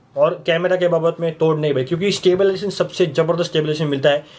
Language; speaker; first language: Hindi; non-native, local second language; Marathi